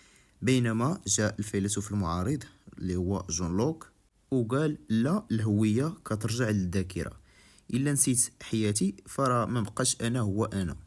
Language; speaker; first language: Arabic; native; Arabic